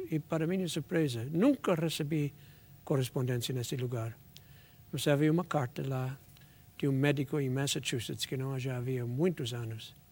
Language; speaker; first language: Portuguese; non-native, fluent; English